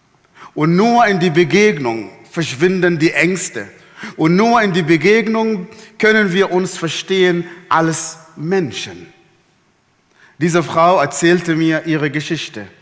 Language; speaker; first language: German; non-native, fluent; Arabic